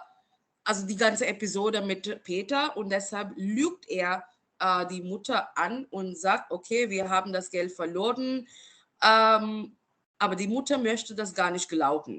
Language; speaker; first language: German; non-native, fluent; Marathi